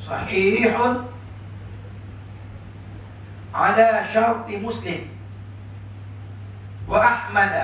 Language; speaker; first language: Arabic; non-native, fluent; Malay